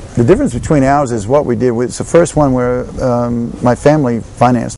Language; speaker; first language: English; native; English